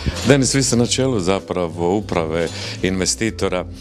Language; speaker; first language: Croatian; native; Croatian